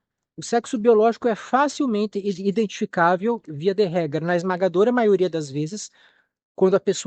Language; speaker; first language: Portuguese; native; Portuguese